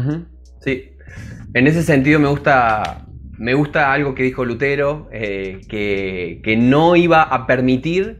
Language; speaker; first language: Spanish; native; Spanish